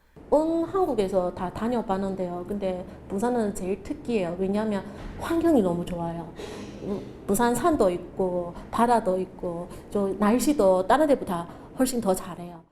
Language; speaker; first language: Korean; non-native, learner; Chinese